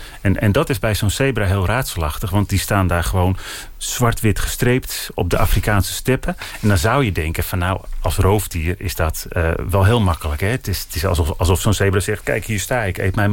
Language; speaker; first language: Dutch; native; Dutch